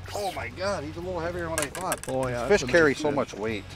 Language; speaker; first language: English; native; English